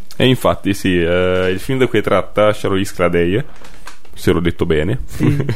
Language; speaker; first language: Italian; native; Italian